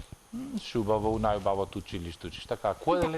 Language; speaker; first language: Macedonian; native; Macedonian